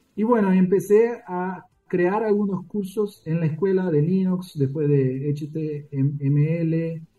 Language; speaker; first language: Spanish; early bilingual, heritage; Spanish